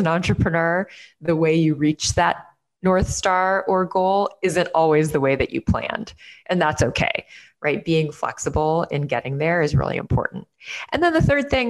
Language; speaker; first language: English; native; English